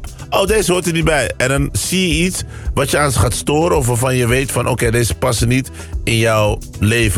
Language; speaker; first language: Dutch; native; Dutch